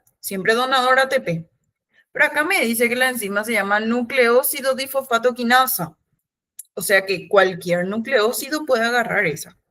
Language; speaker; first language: Spanish; native; Spanish